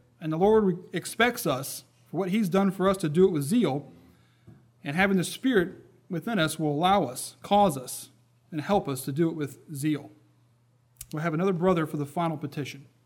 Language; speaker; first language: English; native; English